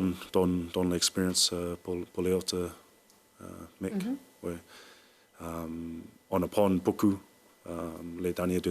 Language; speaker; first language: French; non-native, learner; English